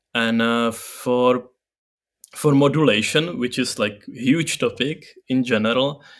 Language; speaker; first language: English; non-native, fluent; Czech